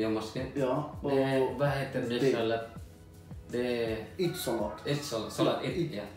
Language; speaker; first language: Norwegian; non-native, learner; Persian